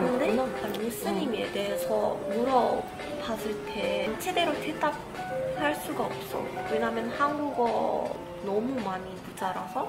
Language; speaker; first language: Korean; non-native, learner; Malay